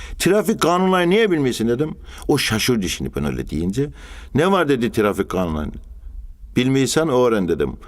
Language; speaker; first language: Turkish; native; Turkish